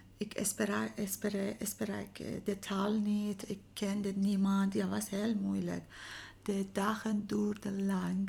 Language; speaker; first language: Dutch; non-native, learner; Persian